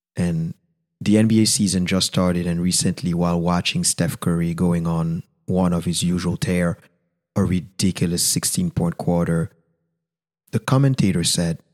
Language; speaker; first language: English; non-native, fluent; Haitian Creole